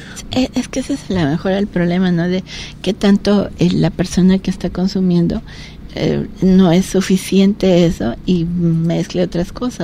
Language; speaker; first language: Spanish; native; Spanish